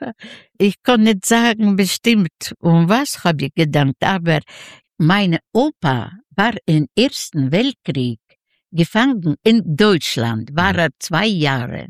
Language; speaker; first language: German; non-native, learner; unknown